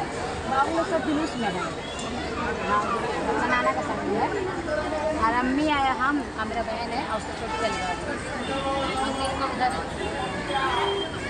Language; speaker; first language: Hindi; non-native, local second language; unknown